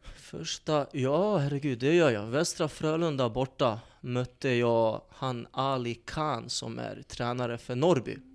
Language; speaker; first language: Swedish; early bilingual, other home language; Bosnian